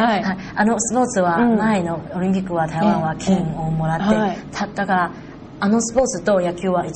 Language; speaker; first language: Japanese; non-native, learner; Chinese